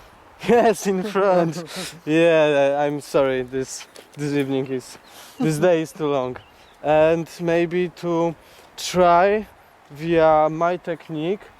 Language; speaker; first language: English; non-native, fluent; Polish